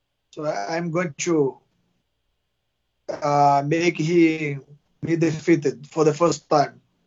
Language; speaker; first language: English; non-native, fluent; Portuguese